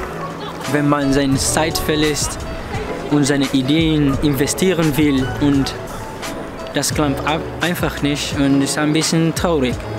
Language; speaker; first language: German; non-native, learner; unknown